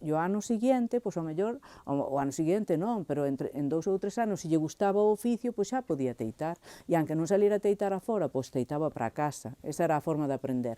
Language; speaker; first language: Galician; native; Galician